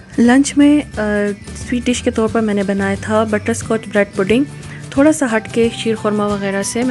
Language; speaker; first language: Urdu; native; Urdu